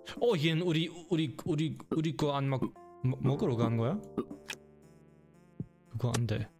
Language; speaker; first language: Korean; non-native, learner; German